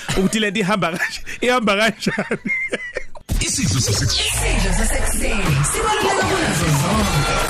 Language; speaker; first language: Zulu; native; Zulu